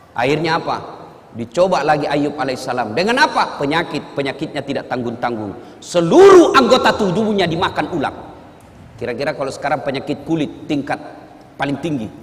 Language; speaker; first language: Indonesian; non-native, local second language; Buginese